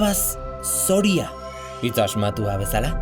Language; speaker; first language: Basque; native; Basque